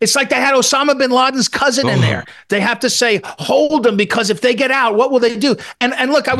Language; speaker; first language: English; native; English